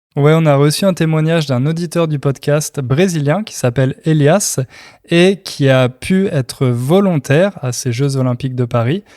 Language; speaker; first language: French; native; French